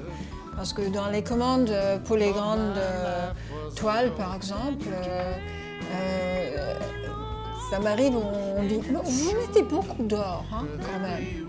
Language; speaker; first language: French; non-native, fluent; English